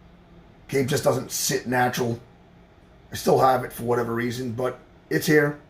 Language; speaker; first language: English; native; English